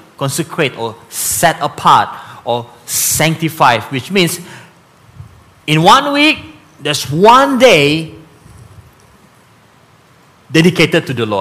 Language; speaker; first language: English; non-native, local second language; Malay